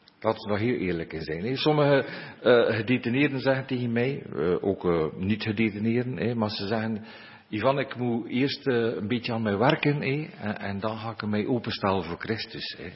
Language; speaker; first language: Dutch; native; Dutch